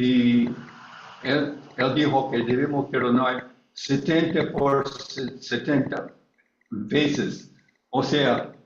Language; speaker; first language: Spanish; non-native, learner; English